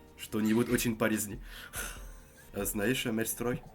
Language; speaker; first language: Russian; non-native, learner; French